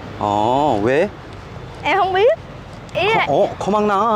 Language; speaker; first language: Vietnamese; non-native, learner; Korean